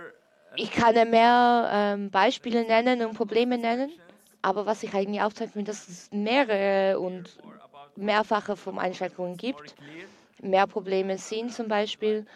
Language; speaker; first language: German; non-native, learner; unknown